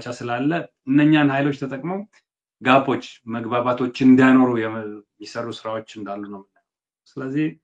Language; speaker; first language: Amharic; non-native, local second language; Oromo